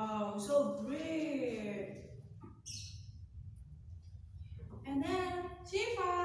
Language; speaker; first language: English; non-native, learner; Indonesian